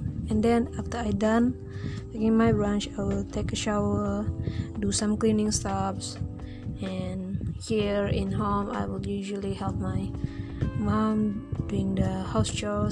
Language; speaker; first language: English; non-native, local second language; Malay